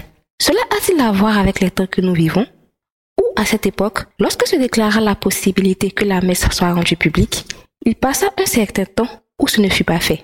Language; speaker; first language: French; non-native, fluent; Spanish